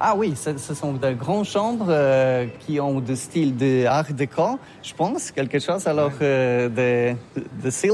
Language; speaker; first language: French; non-native, learner; Polish